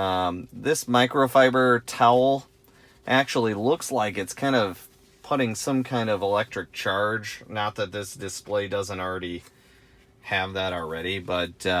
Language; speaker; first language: English; native; English